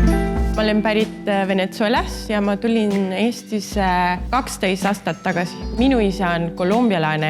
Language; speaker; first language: Estonian; non-native, fluent; Spanish